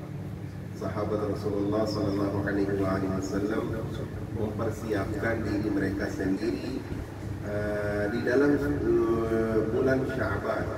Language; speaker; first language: Indonesian; non-native, fluent; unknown